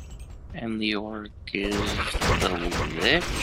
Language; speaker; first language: English; native; English